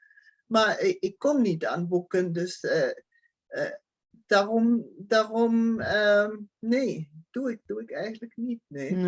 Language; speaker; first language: Dutch; non-native, fluent; German